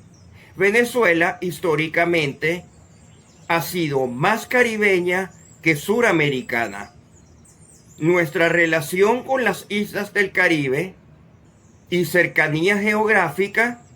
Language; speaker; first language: Spanish; native; Spanish